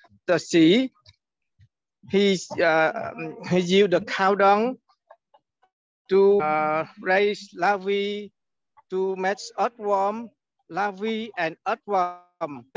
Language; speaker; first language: English; non-native, learner; Vietnamese